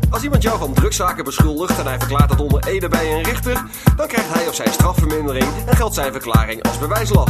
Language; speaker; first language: Dutch; native; Dutch